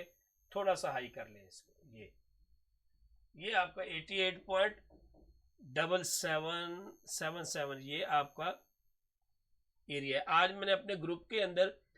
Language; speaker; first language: Hindi; non-native, local second language; Punjabi